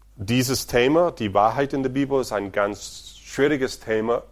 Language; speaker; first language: German; non-native, fluent; Portuguese